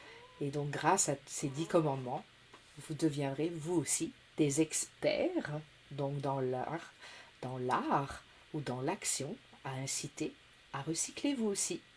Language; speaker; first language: French; native; French